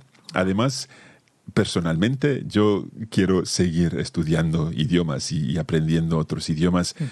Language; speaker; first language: Spanish; non-native, fluent; English